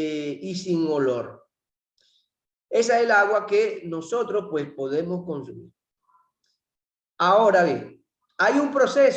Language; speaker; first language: Spanish; native; Spanish